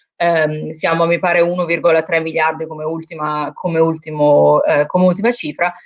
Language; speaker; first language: Italian; native; Italian